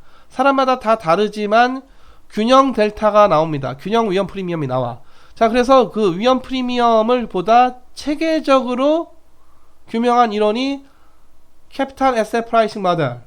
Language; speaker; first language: Korean; native; Korean